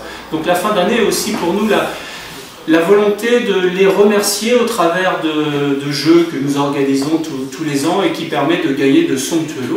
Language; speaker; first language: French; native; French